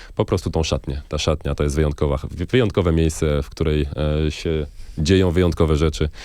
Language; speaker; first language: Polish; non-native, fluent; French